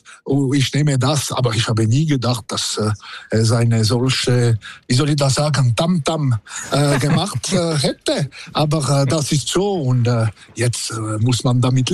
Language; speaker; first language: German; non-native, local second language; French